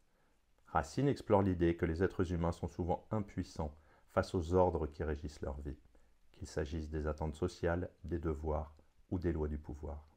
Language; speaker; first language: French; native; French